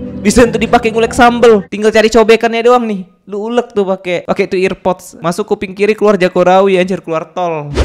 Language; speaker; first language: Indonesian; native; Indonesian